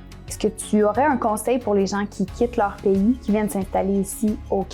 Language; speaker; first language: French; native; French